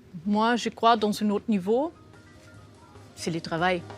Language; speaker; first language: French; non-native, fluent; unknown